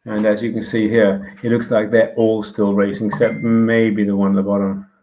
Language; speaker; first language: English; non-native, fluent; Danish